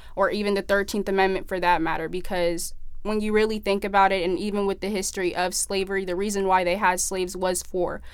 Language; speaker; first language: English; native; English